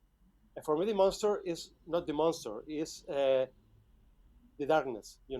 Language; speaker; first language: English; non-native, fluent; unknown